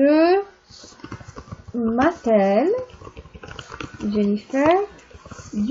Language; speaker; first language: French; non-native, fluent; English